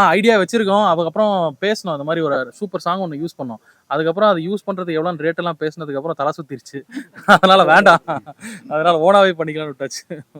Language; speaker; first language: Tamil; native; Tamil